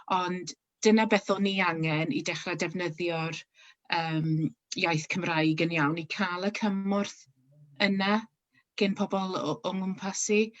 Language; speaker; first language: Welsh; non-native, local second language; English